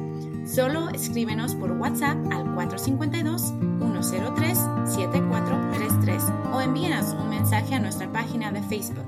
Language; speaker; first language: Spanish; native; Spanish